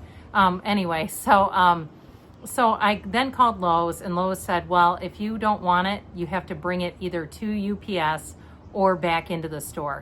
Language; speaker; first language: English; native; English